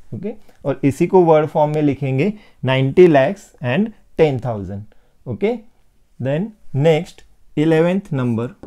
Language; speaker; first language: Hindi; non-native, local second language; Marathi